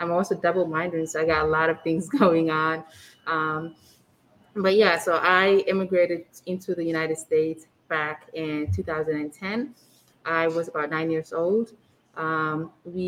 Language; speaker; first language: English; early bilingual, other home language; Arabic